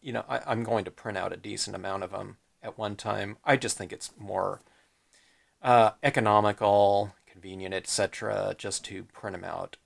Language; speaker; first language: English; native; English